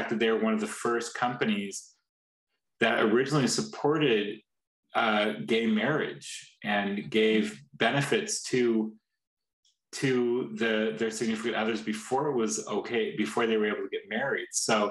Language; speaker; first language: English; native; English